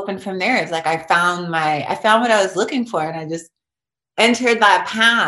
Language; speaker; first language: English; native; English